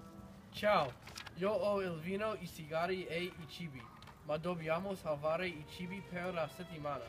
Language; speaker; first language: Italian; non-native, learner; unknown